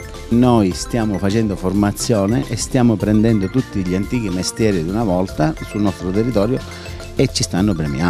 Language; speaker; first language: Italian; native; Italian